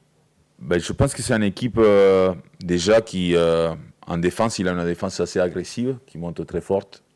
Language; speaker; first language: French; native; French